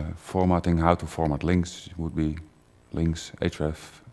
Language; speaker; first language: English; non-native, fluent; Dutch